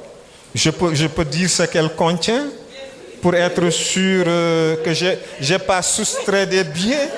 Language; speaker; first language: French; non-native, local second language; Wolof